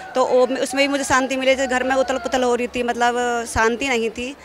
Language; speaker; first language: Hindi; native; Hindi